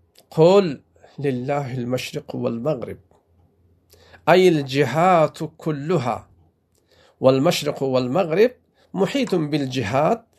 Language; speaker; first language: Arabic; non-native, fluent; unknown